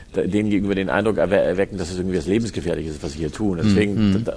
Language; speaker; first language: German; native; German